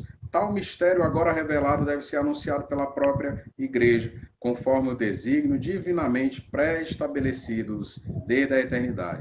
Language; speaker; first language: Portuguese; native; Portuguese